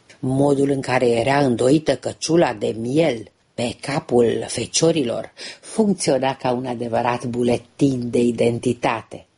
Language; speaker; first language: Romanian; native; Romanian